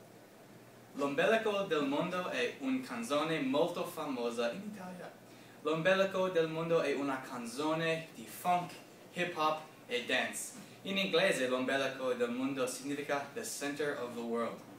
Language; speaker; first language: Italian; non-native, learner; English